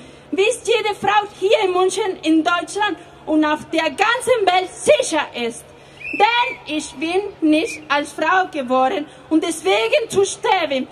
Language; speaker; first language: German; non-native, fluent; Spanish